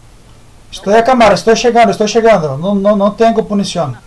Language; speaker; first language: Spanish; non-native, learner; Portuguese